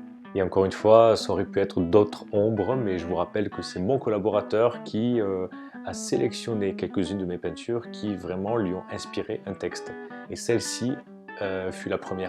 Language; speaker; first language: French; native; French